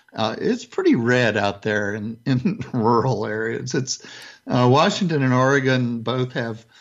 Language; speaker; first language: English; native; English